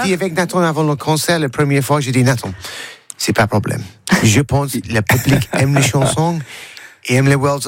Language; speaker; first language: French; non-native, learner; English